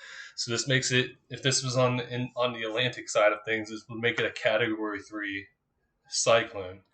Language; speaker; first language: English; native; English